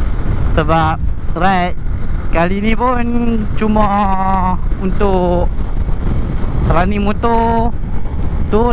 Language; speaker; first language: Malay; native; Malay